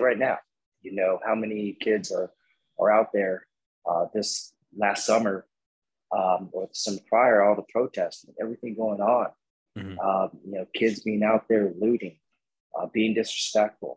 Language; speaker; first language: English; native; English